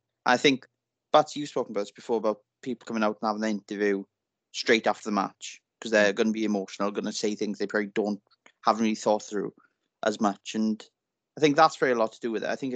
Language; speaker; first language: English; native; English